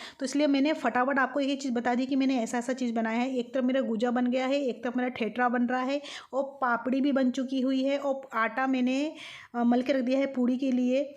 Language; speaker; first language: Hindi; non-native, local second language; Bangla